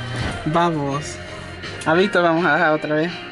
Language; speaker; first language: Spanish; native; Spanish